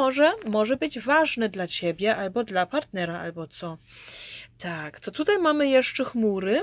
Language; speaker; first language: Polish; early bilingual, heritage; Polish